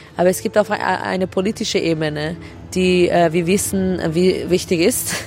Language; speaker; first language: German; non-native, fluent; Persian